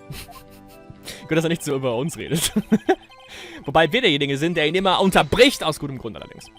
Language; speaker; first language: German; native; German